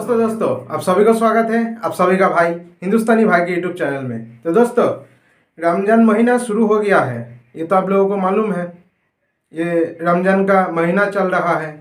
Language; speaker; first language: Hindi; non-native, local second language; Bangla